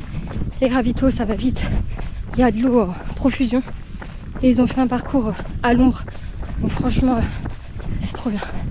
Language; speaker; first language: French; native; French